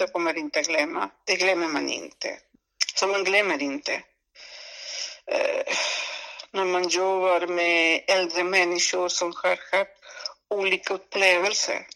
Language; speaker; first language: Swedish; non-native, fluent; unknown